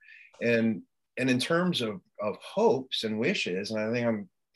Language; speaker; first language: English; native; English